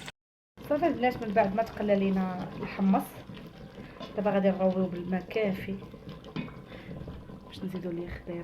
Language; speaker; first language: Arabic; native; Arabic